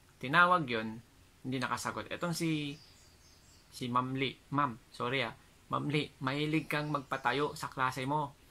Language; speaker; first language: Filipino; non-native, local second language; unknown